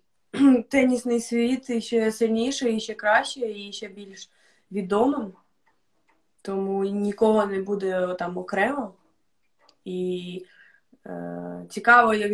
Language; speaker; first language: Ukrainian; non-native, local second language; Russian